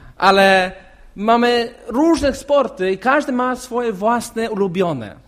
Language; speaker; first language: Polish; non-native, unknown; English